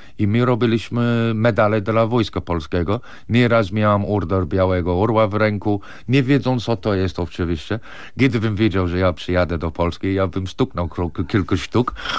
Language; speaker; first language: Polish; non-native, fluent; English